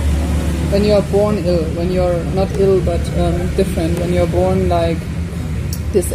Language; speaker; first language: English; non-native, fluent; German